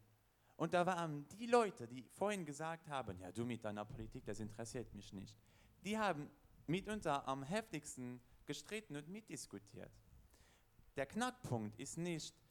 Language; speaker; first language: German; non-native, local second language; Luxembourgish